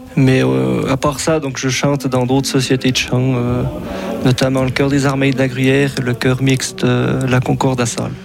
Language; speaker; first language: French; native; French